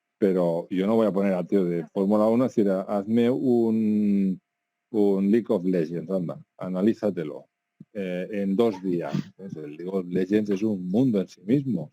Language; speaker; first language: Spanish; non-native, local second language; Catalan